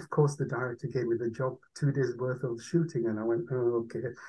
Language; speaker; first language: English; non-native, local second language; Urdu